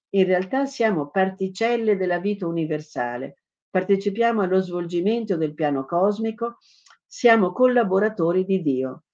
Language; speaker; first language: Italian; native; Italian